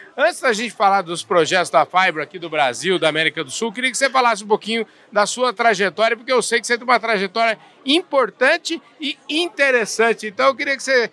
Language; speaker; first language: Portuguese; native; Portuguese